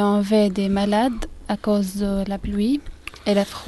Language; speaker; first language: French; non-native, learner; Arabic